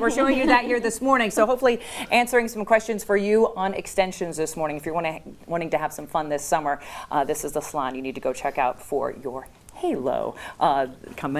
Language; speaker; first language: English; native; English